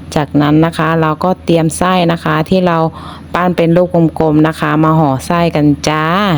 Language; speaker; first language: Thai; native; Thai